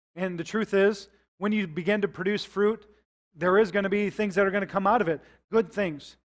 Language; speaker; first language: English; native; English